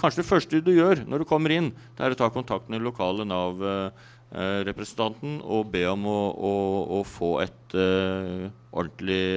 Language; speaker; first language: Norwegian; native; Norwegian